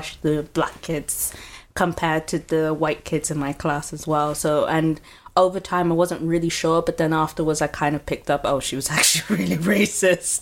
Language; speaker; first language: English; native; English